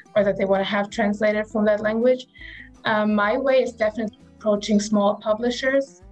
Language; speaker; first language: English; non-native, fluent; German